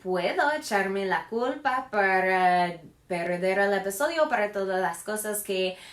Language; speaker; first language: Spanish; non-native, fluent; English